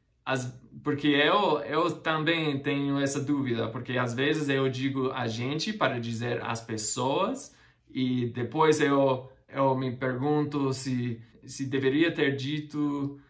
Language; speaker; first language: Portuguese; non-native, fluent; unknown